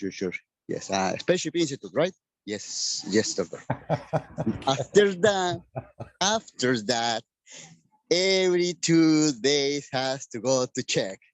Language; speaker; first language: English; non-native, learner; Spanish